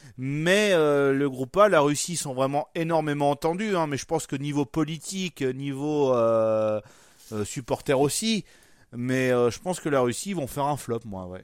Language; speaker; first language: French; native; French